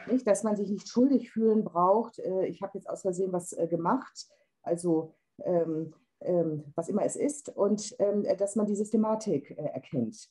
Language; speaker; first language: German; native; German